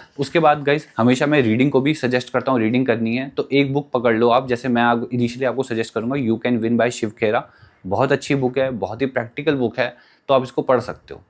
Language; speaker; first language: Hindi; native; Hindi